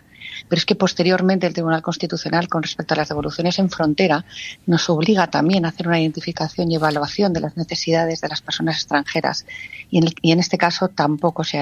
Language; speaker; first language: Spanish; native; Spanish